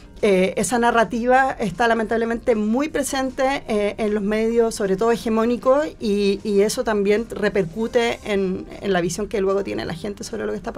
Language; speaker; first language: Spanish; native; Spanish